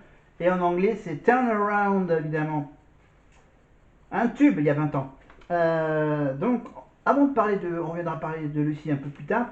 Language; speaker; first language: French; native; French